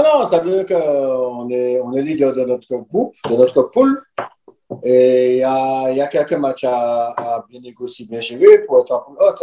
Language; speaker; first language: French; native; French